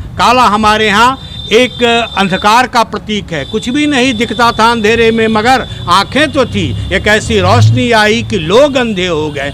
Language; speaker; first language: Hindi; native; Hindi